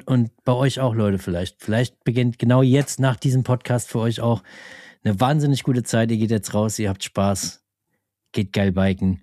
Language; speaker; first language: German; native; German